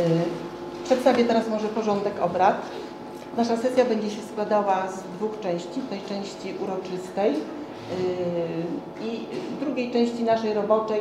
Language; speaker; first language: Polish; native; Polish